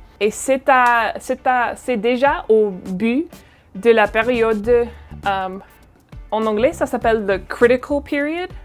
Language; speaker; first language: French; non-native, fluent; English